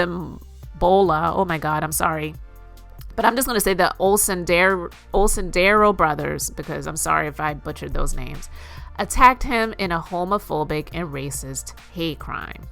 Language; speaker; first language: English; native; English